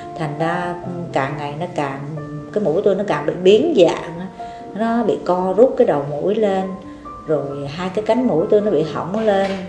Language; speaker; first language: Vietnamese; native; Vietnamese